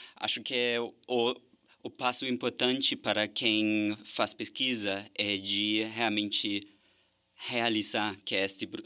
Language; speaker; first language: Portuguese; non-native, fluent; German